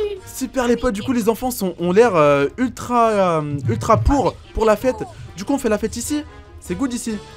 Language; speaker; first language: French; native; French